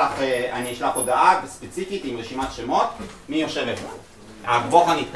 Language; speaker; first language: Hebrew; native; Hebrew